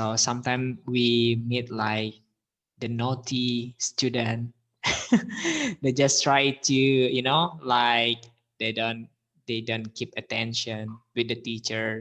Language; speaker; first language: English; non-native, learner; Indonesian